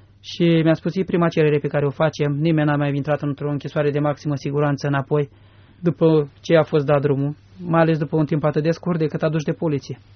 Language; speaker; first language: Romanian; native; Romanian